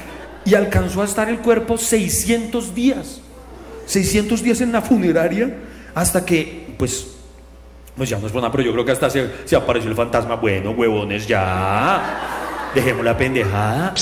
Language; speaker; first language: Spanish; native; Spanish